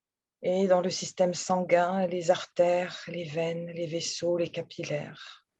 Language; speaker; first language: French; native; French